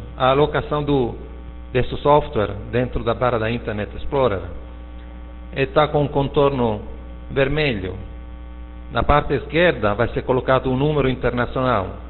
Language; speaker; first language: Portuguese; non-native, fluent; Italian